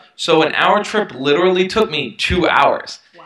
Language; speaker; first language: English; native; English